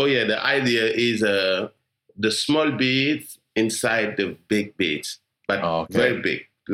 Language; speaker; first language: English; non-native, learner; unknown